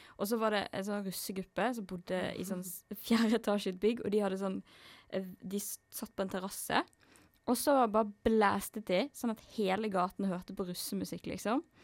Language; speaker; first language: Norwegian; native; Norwegian